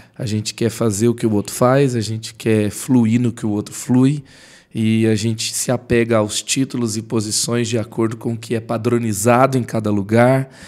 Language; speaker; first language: Portuguese; native; Portuguese